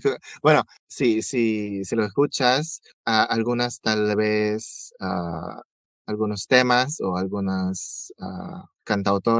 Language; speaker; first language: Spanish; non-native, fluent; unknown